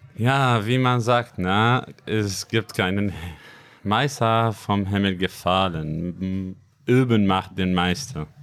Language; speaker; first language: German; non-native, fluent; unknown